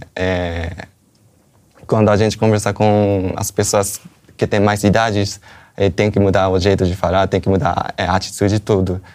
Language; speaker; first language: Portuguese; non-native, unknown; Japanese